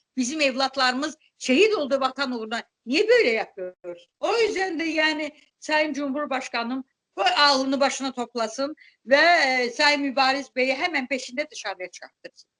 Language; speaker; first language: Turkish; non-native, fluent; Azerbaijani